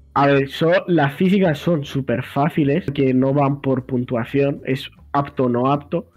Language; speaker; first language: Spanish; early bilingual, other home language; Russian